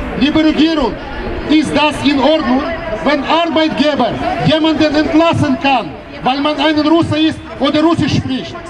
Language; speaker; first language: German; non-native, fluent; Russian